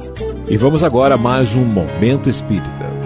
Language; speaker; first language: Portuguese; native; Portuguese